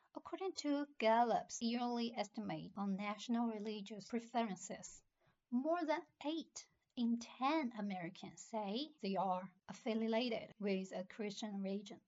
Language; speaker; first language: English; non-native, fluent; Chinese